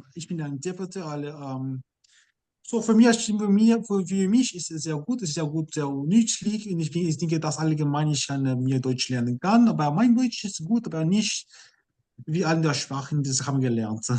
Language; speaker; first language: German; non-native, learner; English